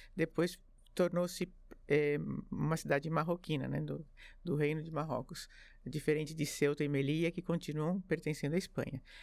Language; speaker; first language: Portuguese; early bilingual, other home language; French